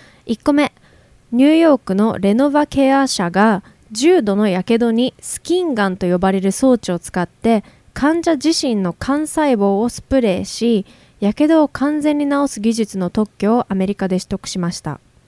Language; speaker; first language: Japanese; native; Japanese